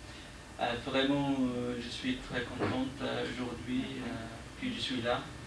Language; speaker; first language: French; non-native, learner; Arabic